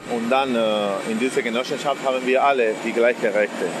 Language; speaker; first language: German; non-native, fluent; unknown